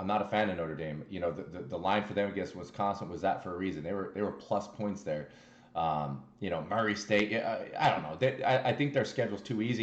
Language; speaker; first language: English; native; English